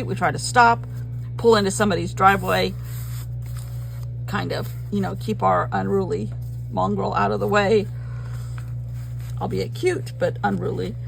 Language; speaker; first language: English; native; English